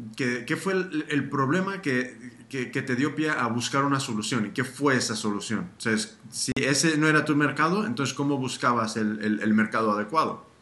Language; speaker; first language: Spanish; early bilingual, heritage; Spanish